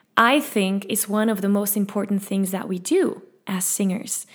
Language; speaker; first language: English; non-native, fluent; Dutch